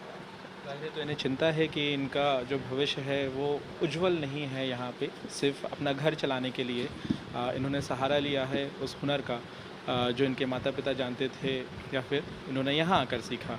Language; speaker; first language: Hindi; native; Hindi